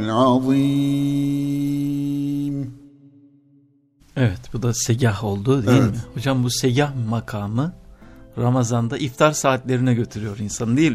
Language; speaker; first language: Turkish; native; Turkish